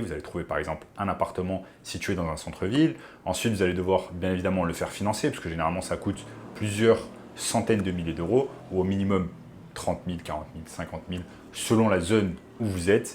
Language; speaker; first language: French; native; French